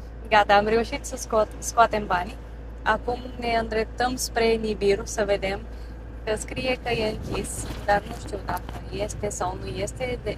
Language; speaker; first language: Romanian; non-native, fluent; Bulgarian